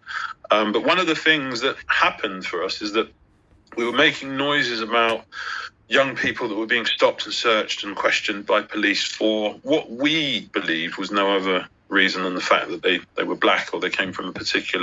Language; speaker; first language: English; native; English